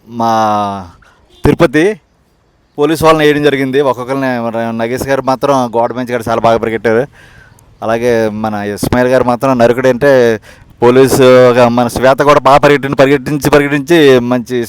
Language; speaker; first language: Telugu; native; Telugu